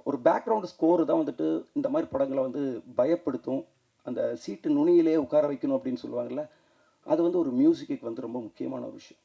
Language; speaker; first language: Tamil; native; Tamil